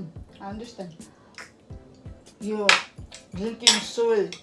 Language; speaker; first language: English; non-native, learner; Filipino